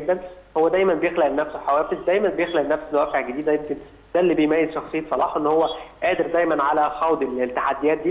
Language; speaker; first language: Arabic; native; Arabic